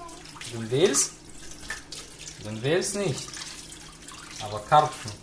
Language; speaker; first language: German; non-native, fluent; Russian